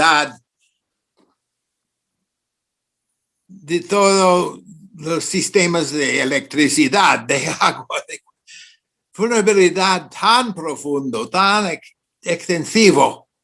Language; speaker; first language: Spanish; non-native, fluent; English